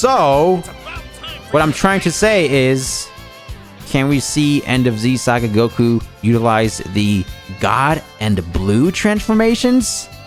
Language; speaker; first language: English; native; English